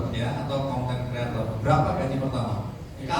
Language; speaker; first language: Indonesian; native; Indonesian